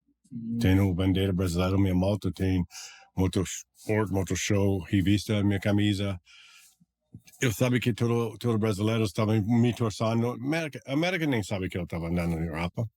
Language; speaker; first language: Portuguese; non-native, learner; English